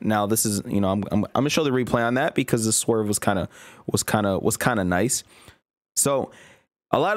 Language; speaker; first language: English; native; English